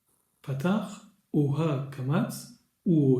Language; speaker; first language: French; native; French